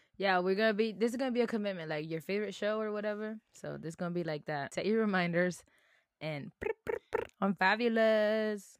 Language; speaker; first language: English; early bilingual, other home language; Spanish